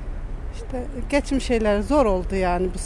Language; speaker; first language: Turkish; non-native, learner; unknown